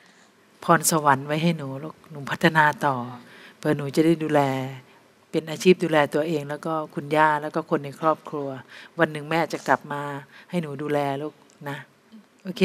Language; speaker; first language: Thai; native; Thai